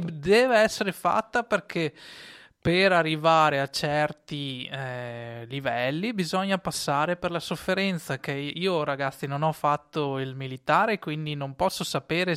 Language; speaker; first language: Italian; native; Italian